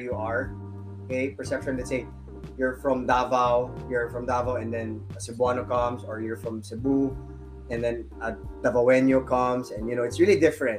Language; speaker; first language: English; non-native, local second language; Filipino